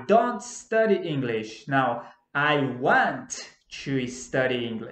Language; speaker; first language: English; non-native, fluent; Portuguese